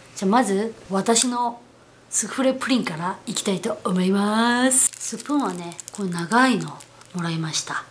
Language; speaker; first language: Japanese; non-native, fluent; Korean